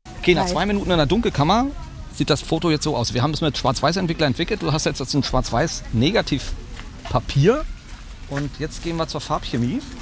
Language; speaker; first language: German; native; German